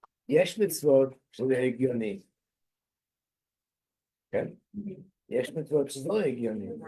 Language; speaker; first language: Hebrew; non-native, fluent; English